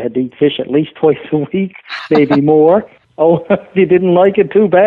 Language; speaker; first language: English; native; English